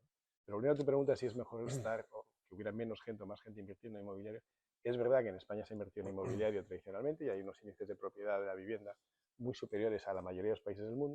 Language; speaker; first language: Spanish; native; Spanish